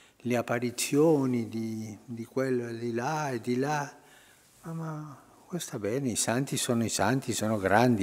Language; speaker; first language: Italian; non-native, fluent; Spanish